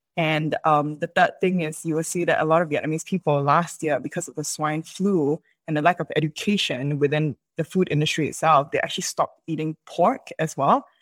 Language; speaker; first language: English; native; English